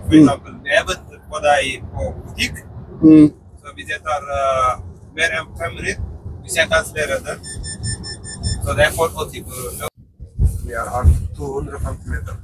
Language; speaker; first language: Norwegian; non-native, fluent; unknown